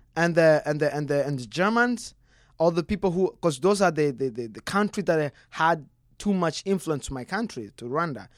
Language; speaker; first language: English; non-native, learner; Kinyarwanda